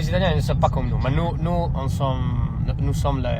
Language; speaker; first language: French; non-native, fluent; Italian